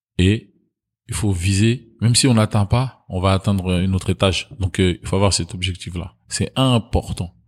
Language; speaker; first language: French; early bilingual, other home language; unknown